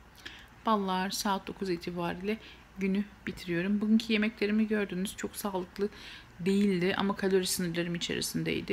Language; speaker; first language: Turkish; native; Turkish